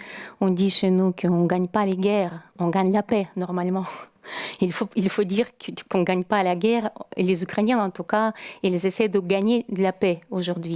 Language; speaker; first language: French; non-native, fluent; Ukrainian